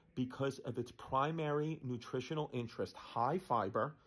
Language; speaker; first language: English; native; English